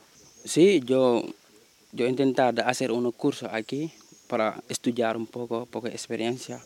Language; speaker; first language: Spanish; non-native, learner; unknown